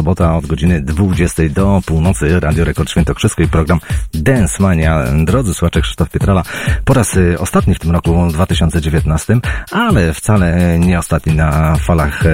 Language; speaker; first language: Polish; native; Polish